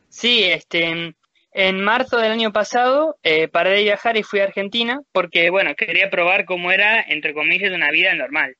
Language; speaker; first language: Spanish; early bilingual, heritage; Spanish